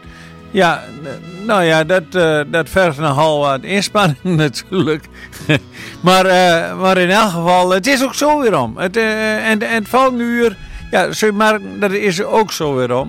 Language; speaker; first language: Dutch; native; Dutch